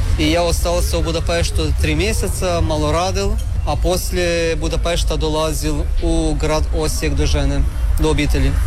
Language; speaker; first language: Serbian; non-native, learner; Ukrainian